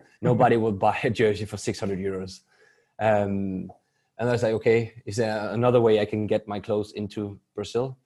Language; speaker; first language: English; non-native, fluent; Danish